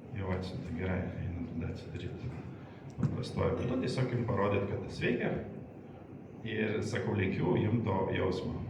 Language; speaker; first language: Lithuanian; non-native, local second language; Polish